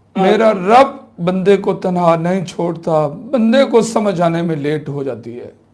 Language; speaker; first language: Urdu; native; Urdu